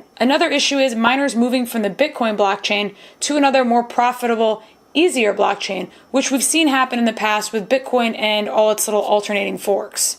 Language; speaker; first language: English; native; English